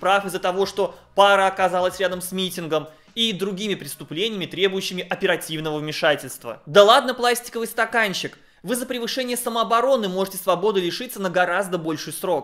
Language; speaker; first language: Russian; native; Russian